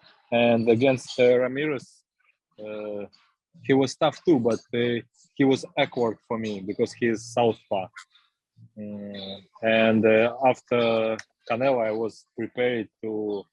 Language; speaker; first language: English; non-native, learner; Russian